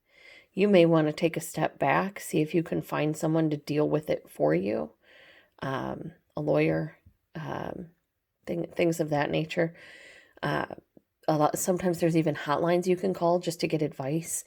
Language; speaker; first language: English; native; English